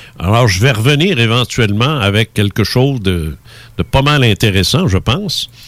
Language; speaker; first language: French; early bilingual, other home language; Spanish